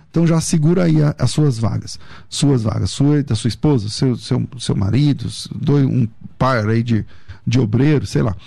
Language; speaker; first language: Portuguese; native; Portuguese